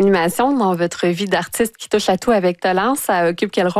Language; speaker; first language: French; native; French